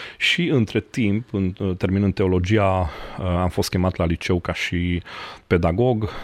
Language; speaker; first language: Romanian; non-native, local second language; Hungarian